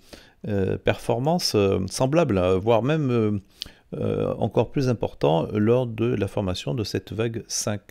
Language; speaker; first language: French; native; French